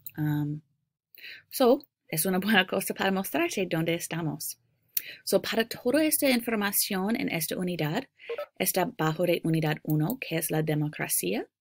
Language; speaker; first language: Spanish; non-native, fluent; English